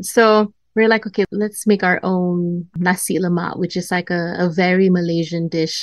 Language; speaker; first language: English; non-native, local second language; Malay